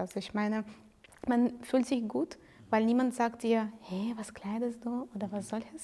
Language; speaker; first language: German; non-native, fluent; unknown